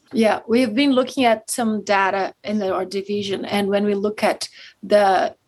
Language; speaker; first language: English; non-native, fluent; Portuguese